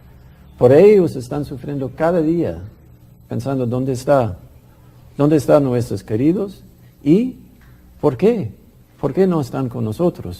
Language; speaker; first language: Spanish; non-native, fluent; English